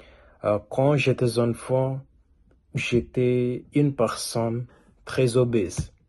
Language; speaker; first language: French; non-native, learner; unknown